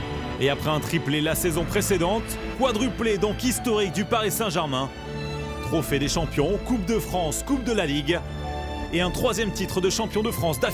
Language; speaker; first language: French; native; French